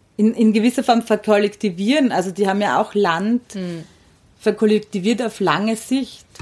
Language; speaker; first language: German; native; German